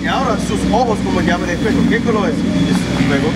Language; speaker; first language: Spanish; non-native, fluent; English